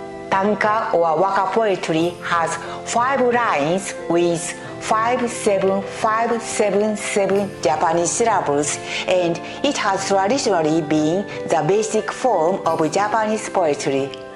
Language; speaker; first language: English; non-native, fluent; Japanese